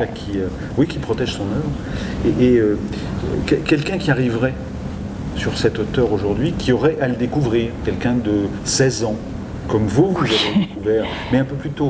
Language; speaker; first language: French; native; French